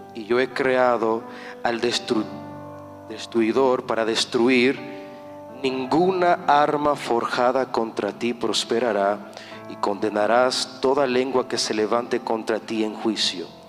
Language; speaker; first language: Spanish; native; Spanish